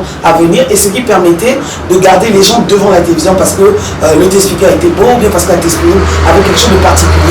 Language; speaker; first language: French; early bilingual, other home language; Lingala